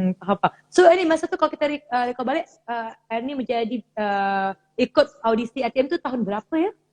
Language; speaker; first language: Malay; native; Malay